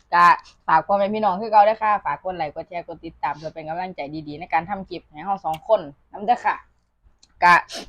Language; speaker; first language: Thai; native; Thai